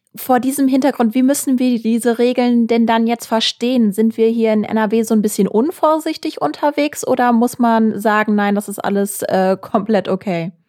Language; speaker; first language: German; native; German